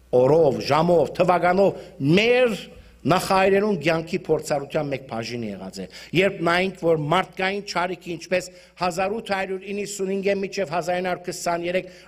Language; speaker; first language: Armenian; early bilingual, heritage; Armenian